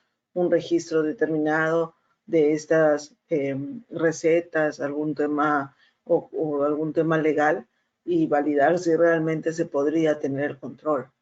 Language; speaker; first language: Spanish; native; Spanish